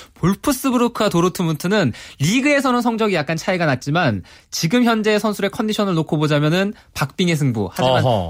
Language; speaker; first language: Korean; native; Korean